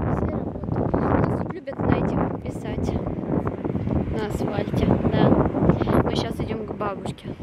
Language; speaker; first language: Russian; native; Russian